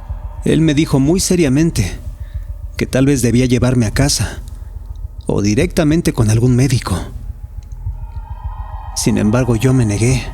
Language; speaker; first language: Spanish; native; Spanish